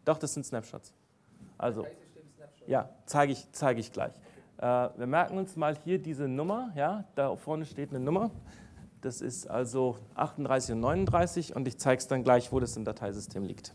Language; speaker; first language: German; native; German